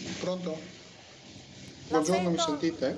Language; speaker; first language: Italian; native; Italian